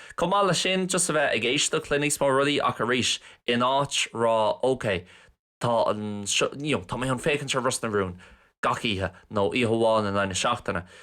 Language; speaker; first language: Irish; non-native, local second language; English